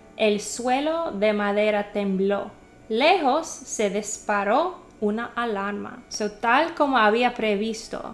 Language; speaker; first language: Spanish; non-native, learner; English